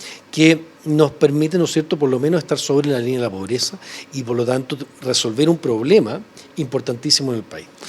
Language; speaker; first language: Spanish; native; Spanish